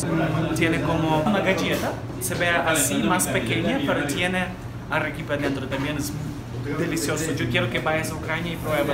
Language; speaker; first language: Spanish; non-native, fluent; Ukrainian